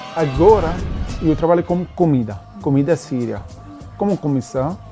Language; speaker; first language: Portuguese; non-native, learner; Arabic